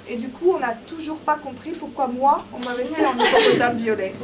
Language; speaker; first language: French; native; French